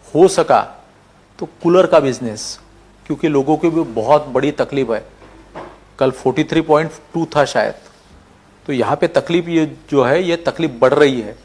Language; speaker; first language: Hindi; non-native, local second language; Marathi